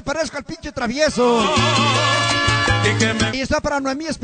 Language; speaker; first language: Spanish; native; Spanish